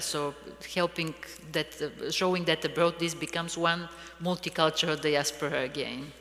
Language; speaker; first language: English; non-native, fluent; Bulgarian